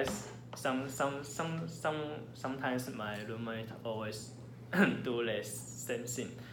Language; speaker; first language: English; non-native, learner; Chinese